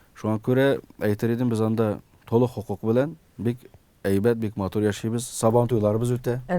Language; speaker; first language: Tatar; early bilingual, heritage; Tatar